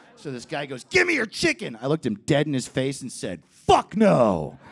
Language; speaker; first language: English; native; English